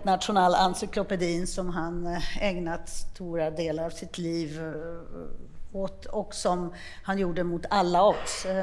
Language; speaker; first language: Swedish; non-native, fluent; Polish